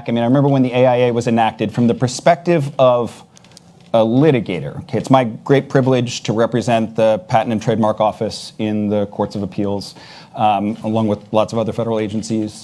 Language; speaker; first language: English; native; English